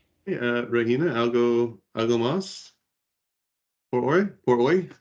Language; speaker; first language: Spanish; non-native, learner; English